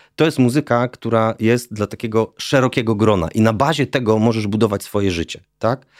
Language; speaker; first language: Polish; native; Polish